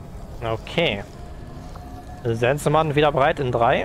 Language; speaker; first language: German; native; German